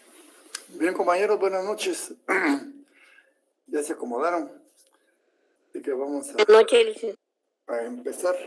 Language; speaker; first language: Spanish; native; Spanish